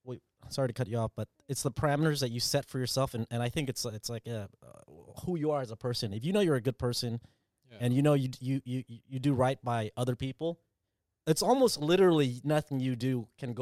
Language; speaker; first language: English; early bilingual, other home language; Vietnamese